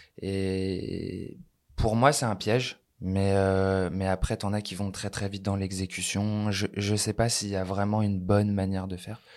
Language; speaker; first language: French; native; French